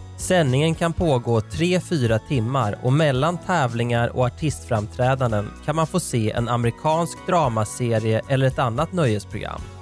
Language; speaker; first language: Swedish; native; Swedish